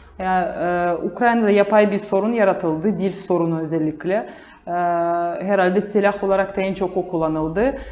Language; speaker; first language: Turkish; non-native, fluent; Russian